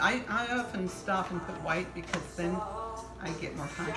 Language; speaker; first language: English; native; English